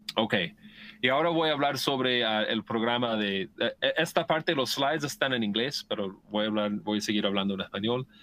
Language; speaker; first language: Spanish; non-native, fluent; English